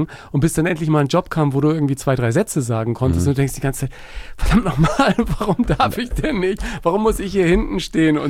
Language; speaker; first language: German; native; German